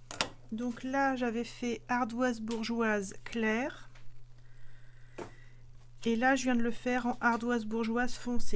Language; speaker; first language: French; native; French